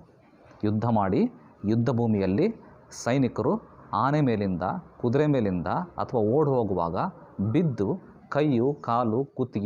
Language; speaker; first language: Kannada; native; Kannada